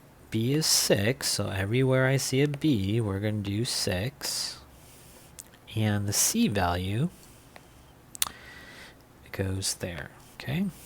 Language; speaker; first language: English; native; English